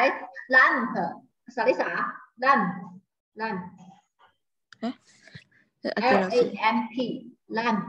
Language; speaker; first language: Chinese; non-native, fluent; Thai